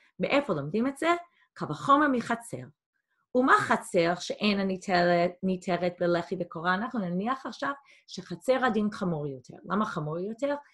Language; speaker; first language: Hebrew; non-native, fluent; English